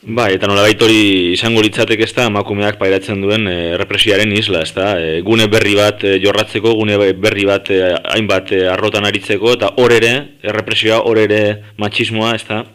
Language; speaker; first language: Basque; non-native, local second language; Spanish